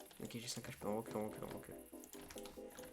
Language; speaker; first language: French; native; French